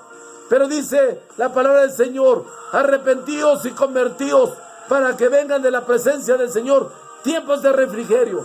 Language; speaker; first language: Spanish; native; Spanish